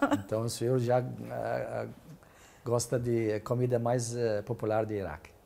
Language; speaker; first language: Portuguese; non-native, fluent; Arabic